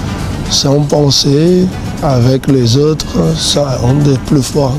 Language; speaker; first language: French; non-native, fluent; Portuguese